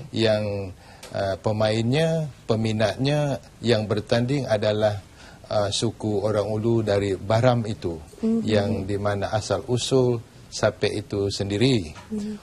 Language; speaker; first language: Malay; non-native, local second language; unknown